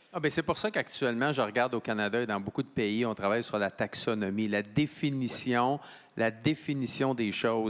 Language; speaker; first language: French; native; French